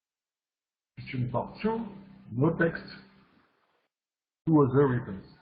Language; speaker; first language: English; non-native, learner; French